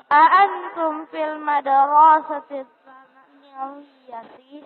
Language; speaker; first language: Arabic; non-native, learner; Indonesian